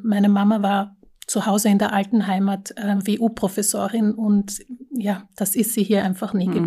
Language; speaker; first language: German; early bilingual, other home language; Slovak